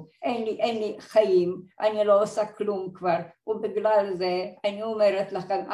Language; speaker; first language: Hebrew; non-native, fluent; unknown